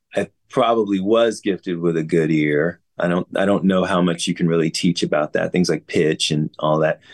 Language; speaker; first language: English; native; English